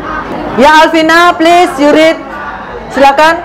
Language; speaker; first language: English; non-native, learner; Indonesian